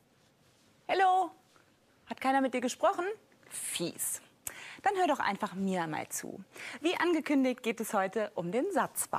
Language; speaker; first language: German; native; German